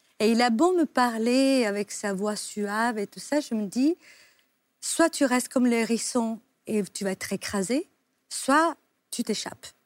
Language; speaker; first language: French; non-native, fluent; Italian